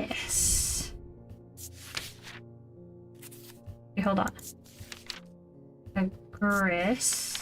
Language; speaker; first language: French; non-native, learner; English